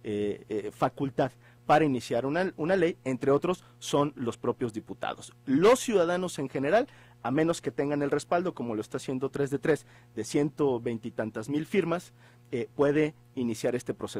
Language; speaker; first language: Spanish; native; Spanish